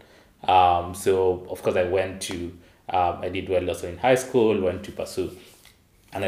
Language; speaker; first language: English; non-native, local second language; Kamba